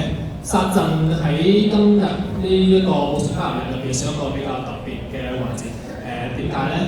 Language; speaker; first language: Cantonese; native; Cantonese